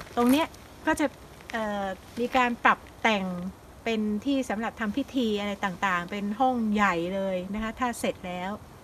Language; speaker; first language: Thai; native; Thai